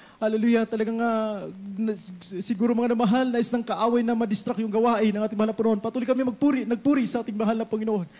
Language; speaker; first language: Filipino; non-native, local second language; Masbatenyo